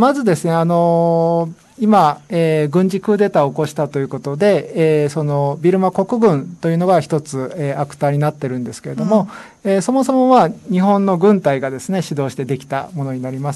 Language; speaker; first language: Japanese; native; Japanese